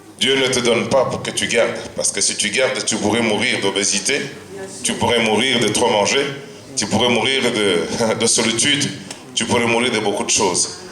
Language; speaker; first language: French; non-native, local second language; Luba-Lulua